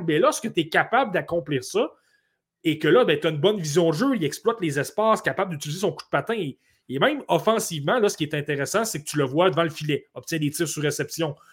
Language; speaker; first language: French; native; French